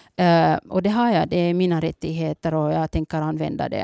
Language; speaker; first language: Swedish; early bilingual, other home language; Somali